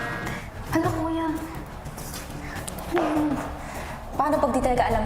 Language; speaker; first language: Filipino; native; Filipino